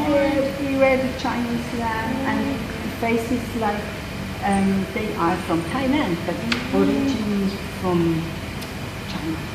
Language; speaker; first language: English; non-native, fluent; French